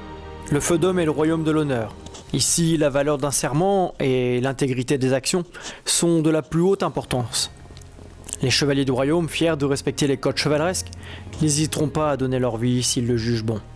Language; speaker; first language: French; native; French